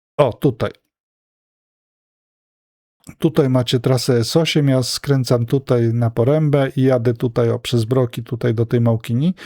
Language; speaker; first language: Polish; native; Polish